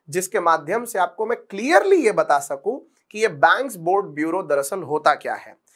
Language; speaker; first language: Hindi; non-native, local second language; Marathi